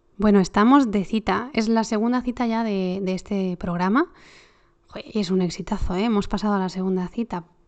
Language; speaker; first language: Spanish; native; Spanish